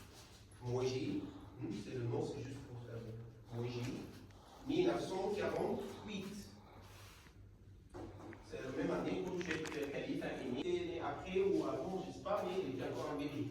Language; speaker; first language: French; non-native, fluent; Arabic